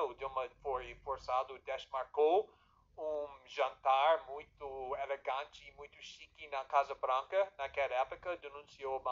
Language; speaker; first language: Portuguese; non-native, fluent; English